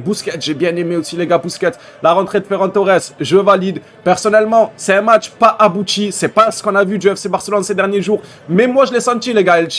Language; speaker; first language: French; native; French